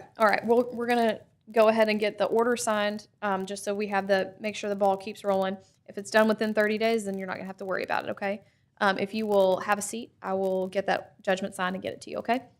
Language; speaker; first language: English; native; English